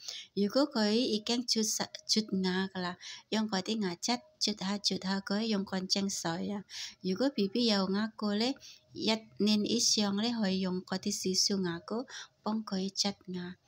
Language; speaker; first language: Cantonese; non-native, fluent; Indonesian